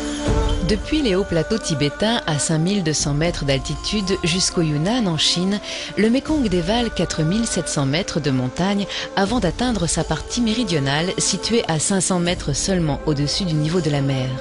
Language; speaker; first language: French; native; French